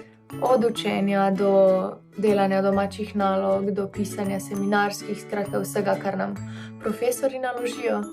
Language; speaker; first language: Slovenian; native; Slovenian